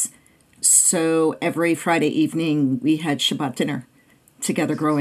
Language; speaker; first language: English; native; English